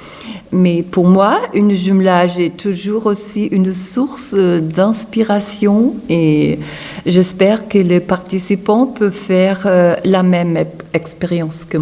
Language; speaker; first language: French; non-native, fluent; German